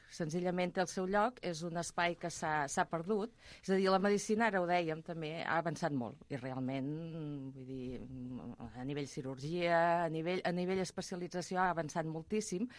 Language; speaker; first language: Catalan; native; Catalan